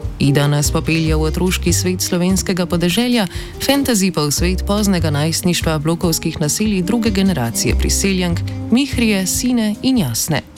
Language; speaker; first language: Slovenian; native; Slovenian